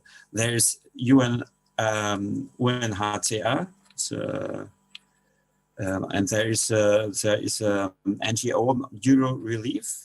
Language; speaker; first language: English; non-native, learner; German